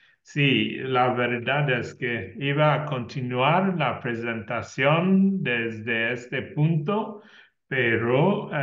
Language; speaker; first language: Spanish; non-native, learner; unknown